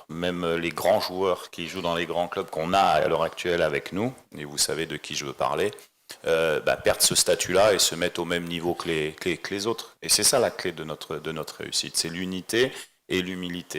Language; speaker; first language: French; native; French